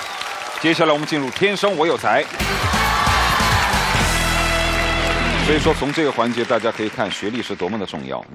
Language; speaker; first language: Chinese; native; Chinese